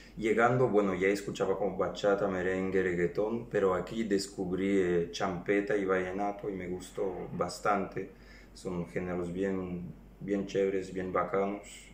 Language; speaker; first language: Spanish; non-native, fluent; French